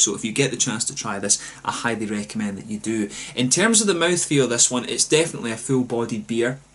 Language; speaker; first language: English; native; English